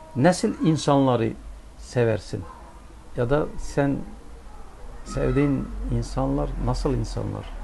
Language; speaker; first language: Turkish; early bilingual, heritage; Turkish